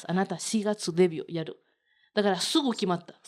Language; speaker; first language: Japanese; non-native, learner; Spanish